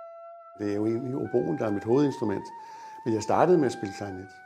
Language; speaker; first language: Danish; native; Danish